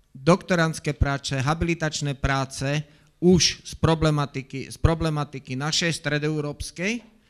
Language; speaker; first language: Slovak; native; Slovak